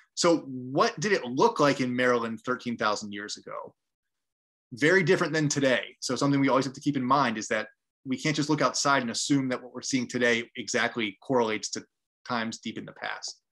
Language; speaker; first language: English; native; English